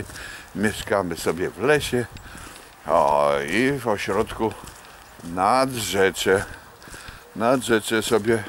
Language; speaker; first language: Polish; native; Polish